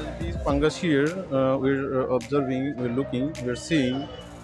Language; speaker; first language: English; non-native, learner; Bangla